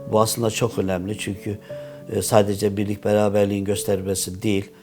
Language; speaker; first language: Turkish; early bilingual, heritage; Turkish